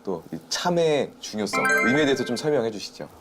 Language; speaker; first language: Korean; native; Korean